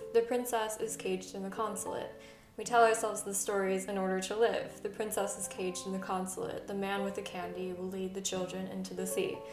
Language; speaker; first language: English; native; English